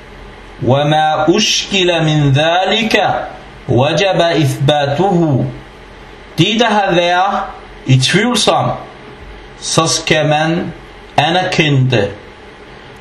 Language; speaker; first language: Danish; early bilingual, other home language; Arabic